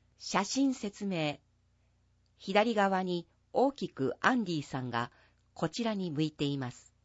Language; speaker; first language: Japanese; non-native, fluent; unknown